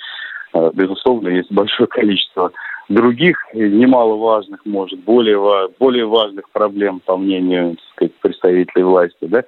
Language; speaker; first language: Russian; native; Russian